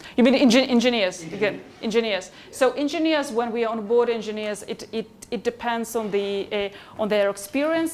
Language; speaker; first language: English; non-native, fluent; Hebrew